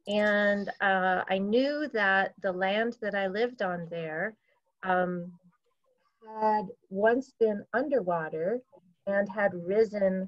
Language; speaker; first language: English; native; English